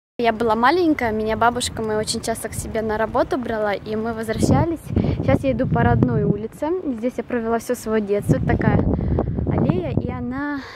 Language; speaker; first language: Russian; native; Russian